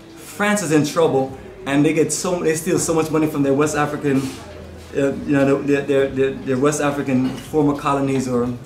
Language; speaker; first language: English; native; English